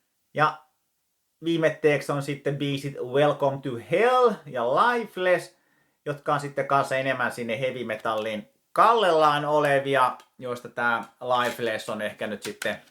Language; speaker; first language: Finnish; native; Finnish